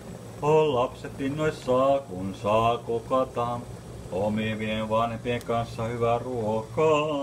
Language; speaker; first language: Finnish; native; Finnish